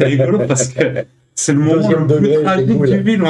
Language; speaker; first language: French; native; French